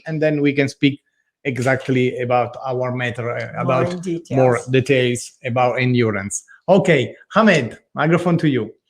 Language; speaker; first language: English; non-native, learner; Italian